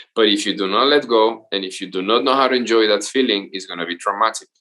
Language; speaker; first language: English; non-native, fluent; Spanish